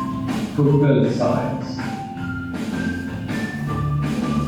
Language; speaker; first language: English; non-native, learner; Indonesian